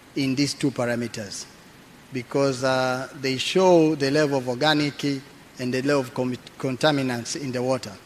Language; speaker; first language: English; non-native, local second language; Swahili